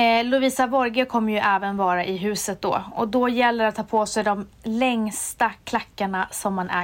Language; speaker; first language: Swedish; native; Swedish